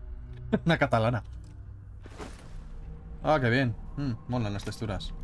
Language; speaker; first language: Spanish; native; Spanish